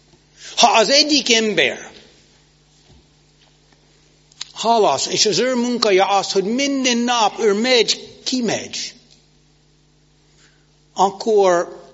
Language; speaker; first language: Hungarian; non-native, fluent; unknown